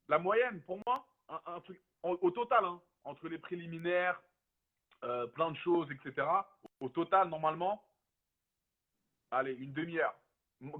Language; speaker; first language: French; native; French